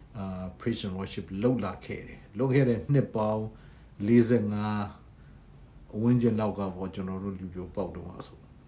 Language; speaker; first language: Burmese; non-native, local second language; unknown